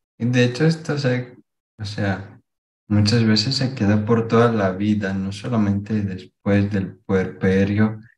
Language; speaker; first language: Spanish; non-native, fluent; Portuguese